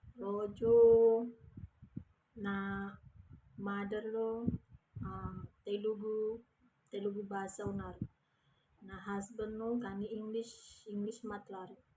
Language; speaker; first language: Telugu; non-native, learner; Indonesian